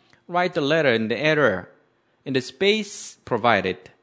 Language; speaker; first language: English; non-native, fluent; Korean